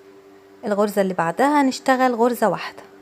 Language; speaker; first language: Arabic; native; Arabic